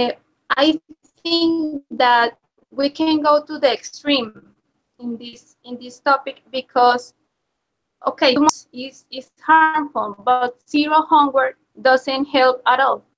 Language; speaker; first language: English; non-native, learner; Spanish